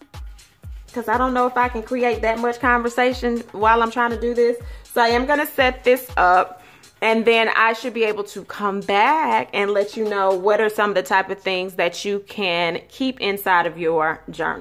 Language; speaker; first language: English; native; English